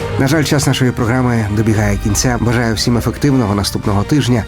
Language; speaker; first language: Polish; non-native, fluent; Ukrainian